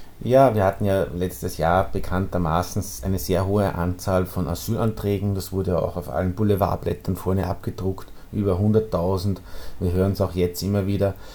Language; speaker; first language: German; native; German